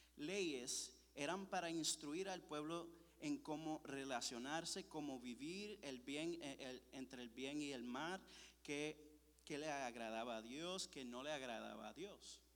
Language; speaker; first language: Spanish; early bilingual, heritage; Spanish